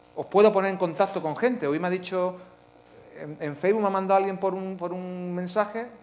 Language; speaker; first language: Spanish; native; Spanish